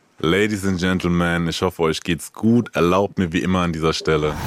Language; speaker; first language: German; native; German